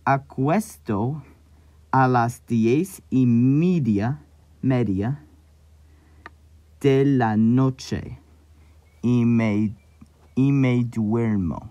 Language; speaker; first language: Spanish; non-native, learner; English